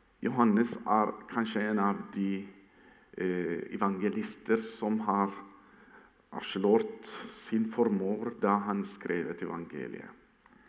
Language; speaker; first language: Norwegian; non-native, fluent; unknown